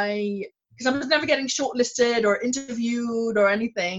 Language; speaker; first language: English; non-native, local second language; Swahili